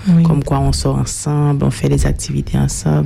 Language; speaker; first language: French; non-native, local second language; Haitian Creole